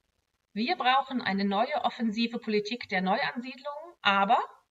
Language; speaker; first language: German; native; German